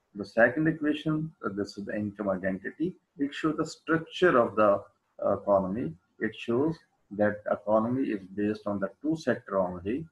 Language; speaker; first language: English; non-native, local second language; Urdu